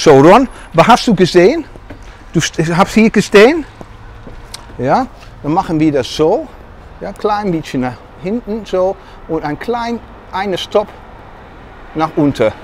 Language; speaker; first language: German; non-native, learner; Dutch